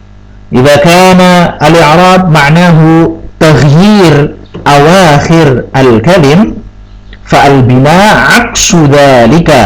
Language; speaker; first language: Arabic; non-native, fluent; Indonesian